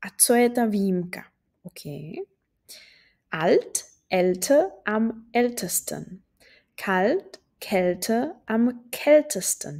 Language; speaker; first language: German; non-native, fluent; Czech